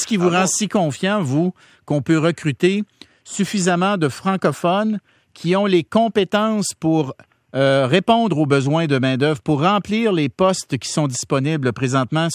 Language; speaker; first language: French; native; French